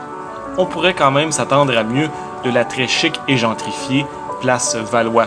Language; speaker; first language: French; native; French